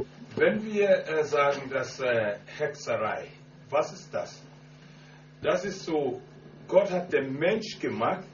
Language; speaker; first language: German; non-native, learner; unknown